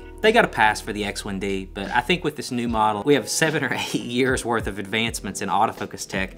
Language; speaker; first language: English; native; English